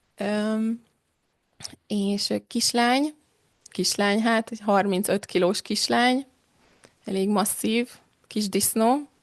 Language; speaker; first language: Hungarian; native; Hungarian